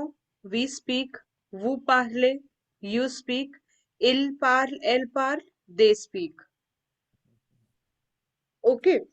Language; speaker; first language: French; non-native, fluent; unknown